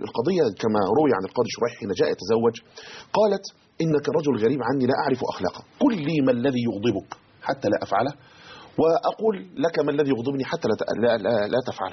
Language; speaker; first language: Arabic; native; Arabic